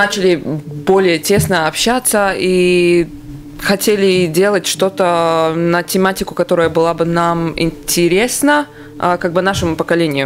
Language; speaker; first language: Russian; native; Russian